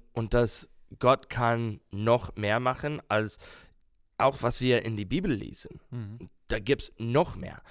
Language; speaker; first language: German; non-native, fluent; English